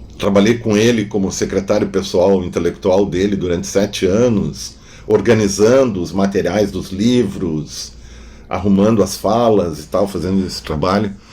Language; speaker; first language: Portuguese; non-native, local second language; German